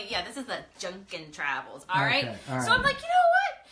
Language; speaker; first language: English; native; English